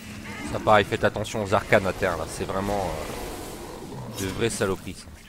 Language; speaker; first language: French; native; French